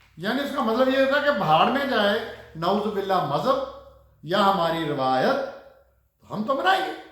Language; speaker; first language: Urdu; native; Urdu